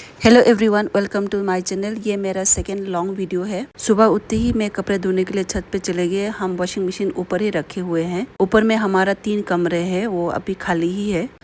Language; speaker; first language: Hindi; non-native, local second language; Bangla